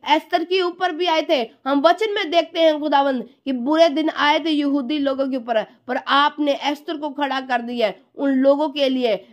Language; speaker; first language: Hindi; non-native, local second language; Punjabi